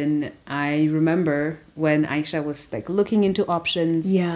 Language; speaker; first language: English; non-native, local second language; Kinyarwanda